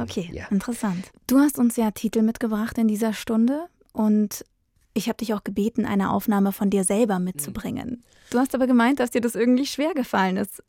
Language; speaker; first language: German; native; German